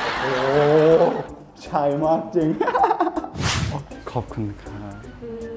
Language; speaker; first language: Thai; non-native, learner; Korean